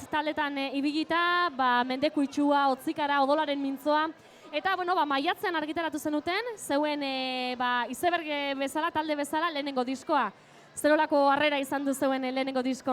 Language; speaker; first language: Basque; native; Basque